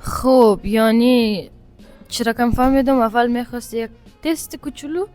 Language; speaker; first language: Persian; early bilingual, heritage; Persian